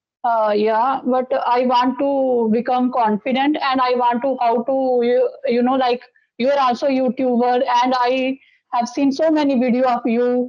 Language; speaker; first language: English; non-native, local second language; Dogri